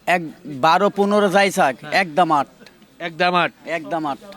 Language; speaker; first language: Bangla; native; Bangla